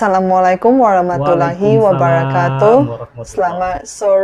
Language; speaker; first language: Indonesian; non-native, fluent; Chinese